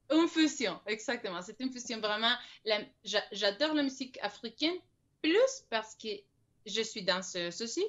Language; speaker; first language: French; non-native, fluent; Spanish